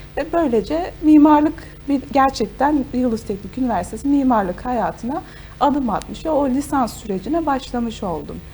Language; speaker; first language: Turkish; native; Turkish